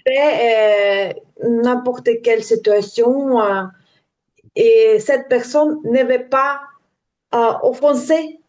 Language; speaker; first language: French; non-native, learner; Ukrainian